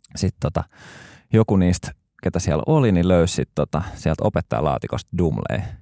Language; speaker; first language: Finnish; early bilingual, other home language; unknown